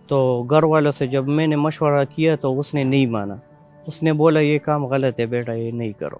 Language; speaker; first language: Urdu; non-native, local second language; Pashto